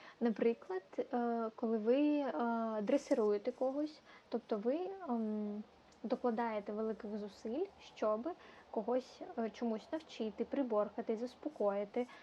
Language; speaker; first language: Ukrainian; non-native, local second language; Russian